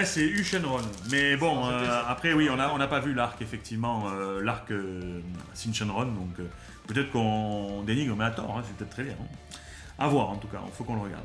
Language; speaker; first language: French; native; French